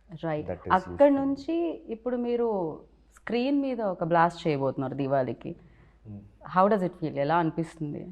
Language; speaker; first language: Telugu; native; Telugu